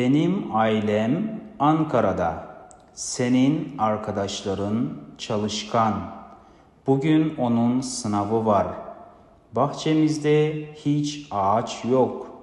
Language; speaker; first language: Turkish; non-native, fluent; Kazakh